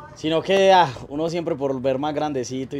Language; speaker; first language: Spanish; native; Spanish